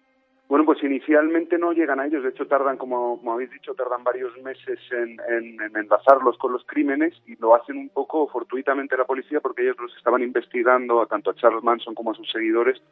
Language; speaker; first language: Spanish; native; Spanish